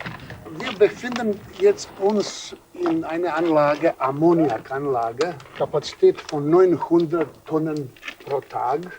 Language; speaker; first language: German; non-native, fluent; Serbian